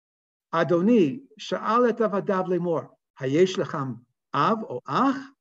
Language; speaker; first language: Hebrew; non-native, fluent; English